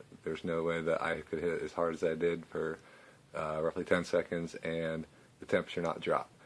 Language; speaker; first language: English; native; English